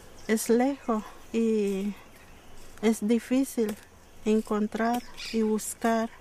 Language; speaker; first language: Spanish; non-native, local second language; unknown